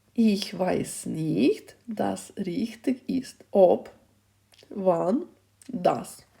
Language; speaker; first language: German; non-native, fluent; Ukrainian